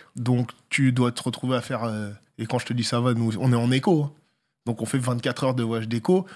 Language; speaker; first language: French; native; French